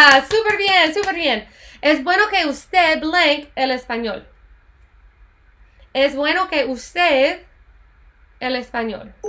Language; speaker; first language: Spanish; non-native, fluent; English